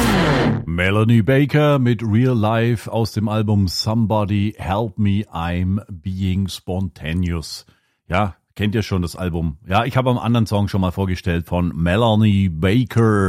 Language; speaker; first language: German; native; German